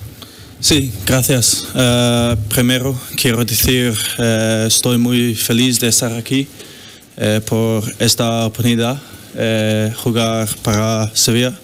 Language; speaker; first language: Spanish; non-native, learner; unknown